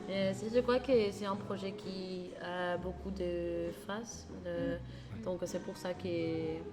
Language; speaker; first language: French; non-native, learner; Spanish